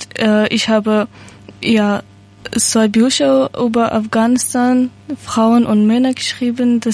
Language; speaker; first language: German; non-native, learner; Persian